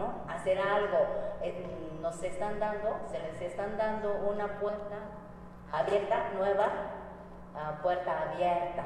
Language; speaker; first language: Spanish; non-native, fluent; Japanese